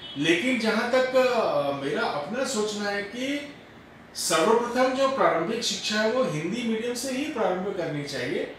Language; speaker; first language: Hindi; native; Hindi